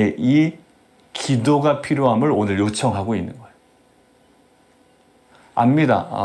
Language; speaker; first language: Korean; native; Korean